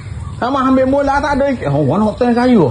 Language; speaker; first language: Malay; native; Malay